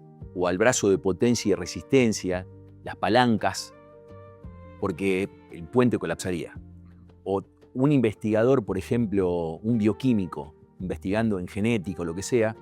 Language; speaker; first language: Spanish; native; Spanish